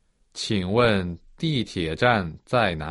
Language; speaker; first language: Chinese; non-native, learner; Portuguese